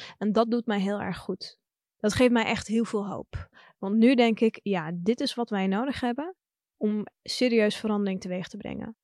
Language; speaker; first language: Dutch; early bilingual, other home language; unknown